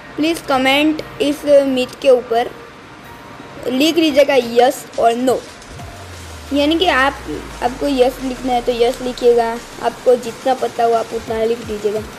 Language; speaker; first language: Hindi; non-native, local second language; Gujarati